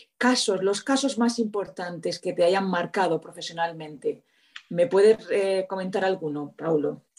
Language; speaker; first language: Spanish; native; Spanish